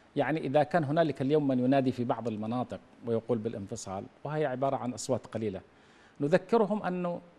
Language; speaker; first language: Arabic; native; Arabic